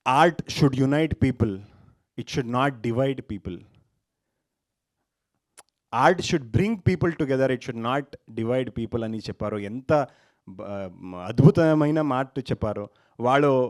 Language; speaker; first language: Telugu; non-native, learner; Kannada